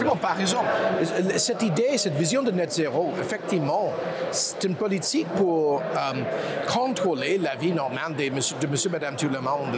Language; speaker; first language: French; non-native, local second language; English